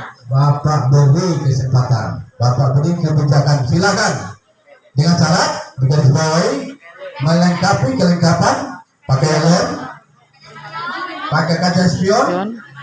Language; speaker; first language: Indonesian; native; Indonesian